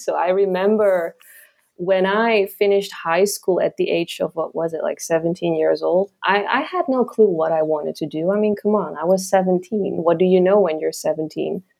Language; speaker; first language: English; non-native, fluent; Dutch